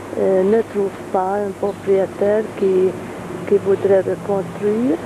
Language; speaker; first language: French; non-native, fluent; Hungarian